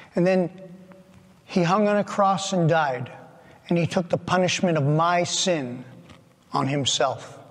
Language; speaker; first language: English; native; English